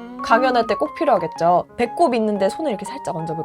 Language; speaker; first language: Korean; native; Korean